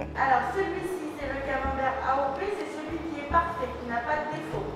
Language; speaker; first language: French; native; French